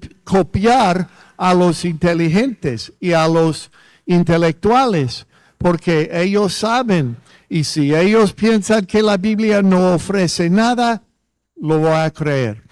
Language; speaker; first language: Spanish; non-native, fluent; English